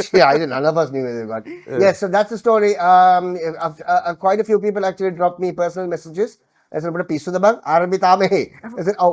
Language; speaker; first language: English; non-native, local second language; Sinhala